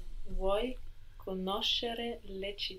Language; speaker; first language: Italian; non-native, learner; English